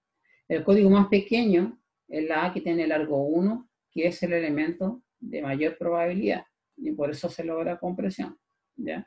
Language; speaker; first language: Spanish; native; Spanish